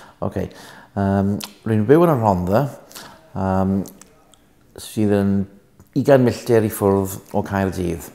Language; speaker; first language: Welsh; non-native, local second language; English